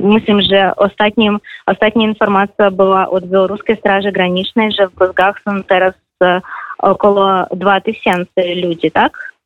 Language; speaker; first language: Polish; non-native, fluent; Russian